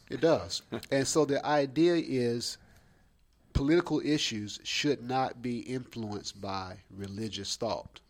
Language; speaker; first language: English; native; English